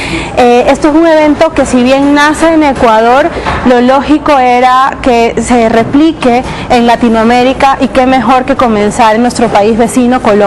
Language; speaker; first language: Spanish; native; Spanish